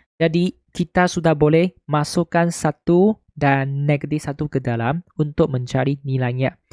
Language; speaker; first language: Malay; non-native, local second language; Chinese